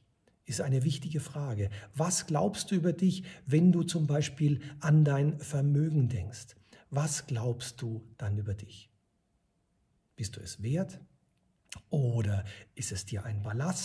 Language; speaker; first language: German; native; German